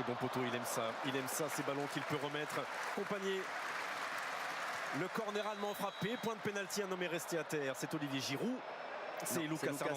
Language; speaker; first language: French; native; French